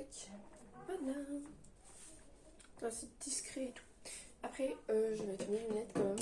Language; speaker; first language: French; native; French